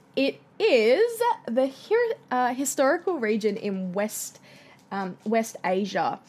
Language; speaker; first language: English; native; English